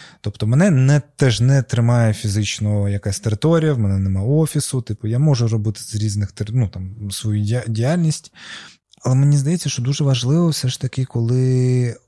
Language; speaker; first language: Ukrainian; non-native, local second language; Russian